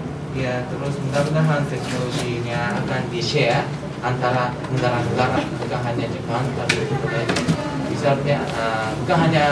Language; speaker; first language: Indonesian; non-native, fluent; Japanese